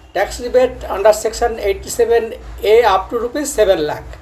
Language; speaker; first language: English; non-native, local second language; Bangla